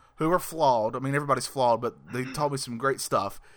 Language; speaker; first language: English; native; English